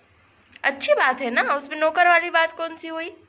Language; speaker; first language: Hindi; native; Hindi